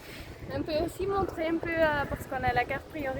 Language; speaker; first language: French; non-native, fluent; English